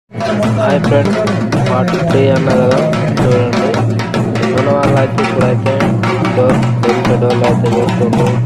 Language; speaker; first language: Telugu; non-native, local second language; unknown